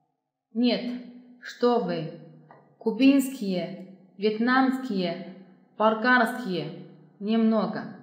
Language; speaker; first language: Russian; non-native, fluent; Chinese